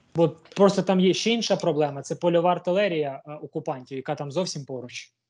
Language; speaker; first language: Ukrainian; native; Ukrainian